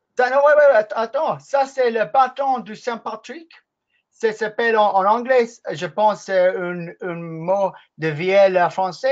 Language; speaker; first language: French; non-native, learner; English